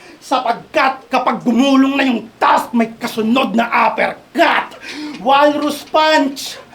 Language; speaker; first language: Filipino; native; Filipino